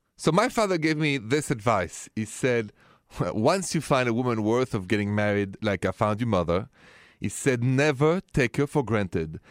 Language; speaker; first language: English; non-native, fluent; French